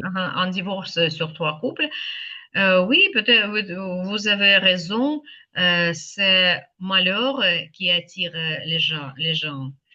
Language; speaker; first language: French; non-native, fluent; Ukrainian